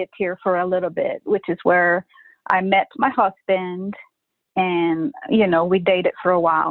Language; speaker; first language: English; non-native, fluent; Spanish